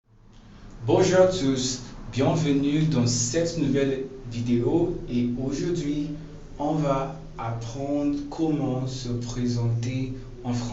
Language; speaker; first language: French; non-native, fluent; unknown